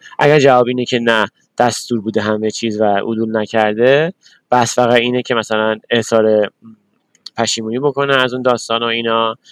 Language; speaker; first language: Persian; early bilingual, other home language; English